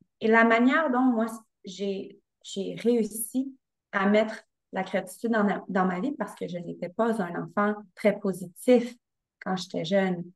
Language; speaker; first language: French; native; French